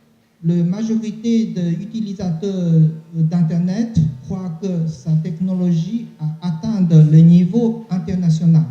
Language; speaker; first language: French; non-native, learner; Chinese